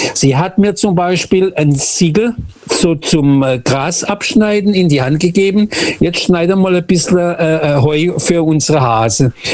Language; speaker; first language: German; early bilingual, other home language; Portuguese